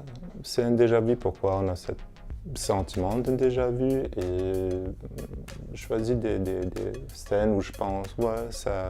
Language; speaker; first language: French; non-native, fluent; German